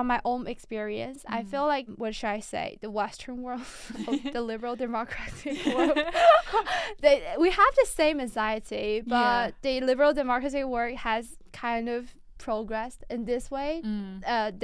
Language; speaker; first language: English; non-native, fluent; Chinese